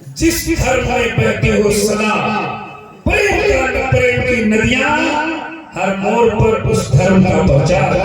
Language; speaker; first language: Hindi; non-native, local second language; Maithili